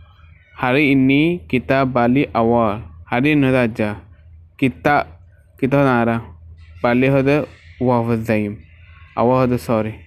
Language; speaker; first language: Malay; non-native, learner; Rohingya